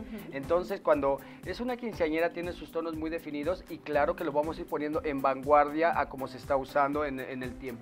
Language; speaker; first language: Spanish; native; Spanish